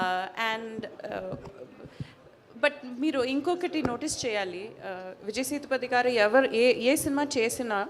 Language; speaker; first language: Telugu; non-native, fluent; Malayalam